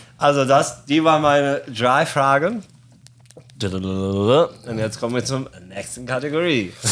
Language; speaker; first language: German; non-native, fluent; Arabic